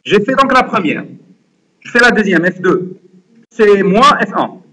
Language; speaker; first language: French; non-native, local second language; Arabic